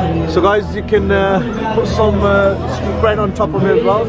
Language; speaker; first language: English; early bilingual, other home language; Hindi